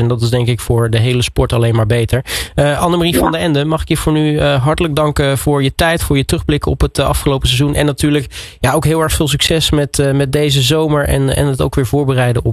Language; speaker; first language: Dutch; native; Dutch